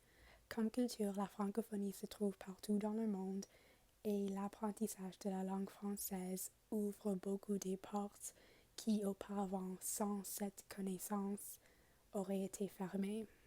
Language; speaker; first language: French; non-native, local second language; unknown